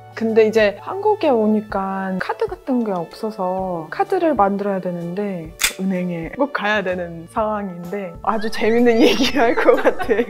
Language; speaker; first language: Korean; non-native, fluent; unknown